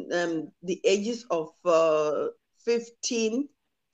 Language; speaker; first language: English; non-native, local second language; Shona